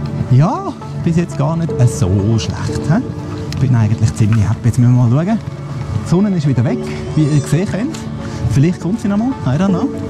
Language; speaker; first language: German; native; German